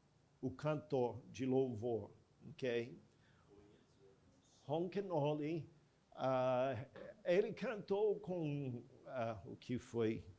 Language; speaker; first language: Portuguese; non-native, fluent; English